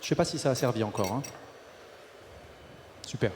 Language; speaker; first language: French; native; French